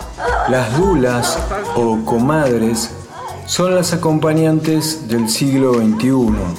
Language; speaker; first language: Spanish; native; Spanish